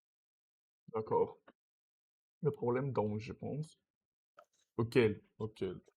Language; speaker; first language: French; non-native, learner; Russian